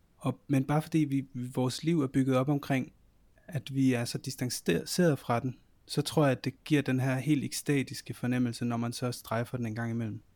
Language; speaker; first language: Danish; native; Danish